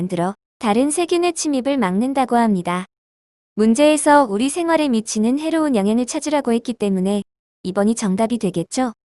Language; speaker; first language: Korean; native; Korean